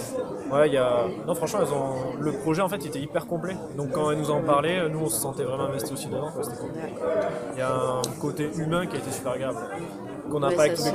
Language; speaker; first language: French; native; French